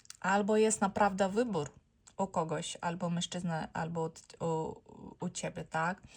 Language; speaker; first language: Polish; non-native, learner; Ukrainian